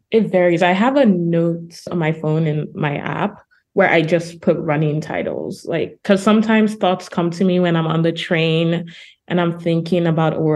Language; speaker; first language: English; non-native, local second language; Yoruba